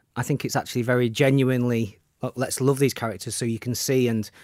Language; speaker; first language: English; native; English